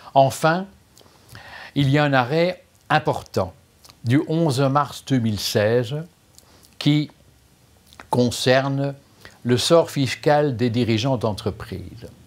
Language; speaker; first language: French; native; French